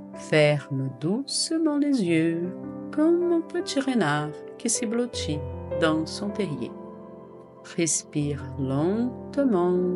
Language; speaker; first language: French; non-native, fluent; Portuguese